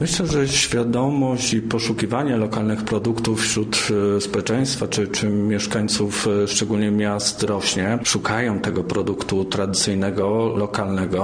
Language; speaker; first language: Polish; native; Polish